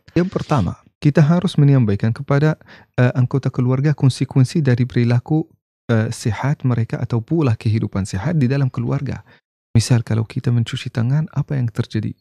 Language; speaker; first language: Indonesian; non-native, fluent; Arabic